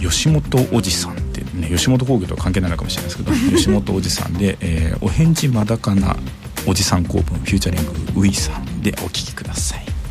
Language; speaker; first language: Japanese; native; Japanese